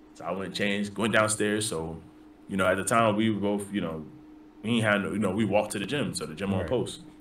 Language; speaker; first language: English; native; English